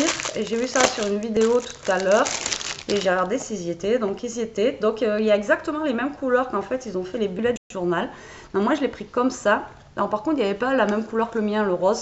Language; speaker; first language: French; native; French